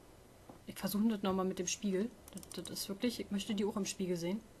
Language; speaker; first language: German; native; German